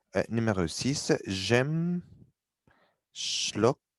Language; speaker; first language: French; non-native, fluent; Arabic